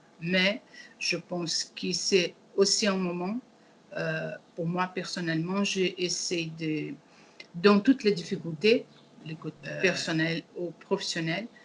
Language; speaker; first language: French; non-native, learner; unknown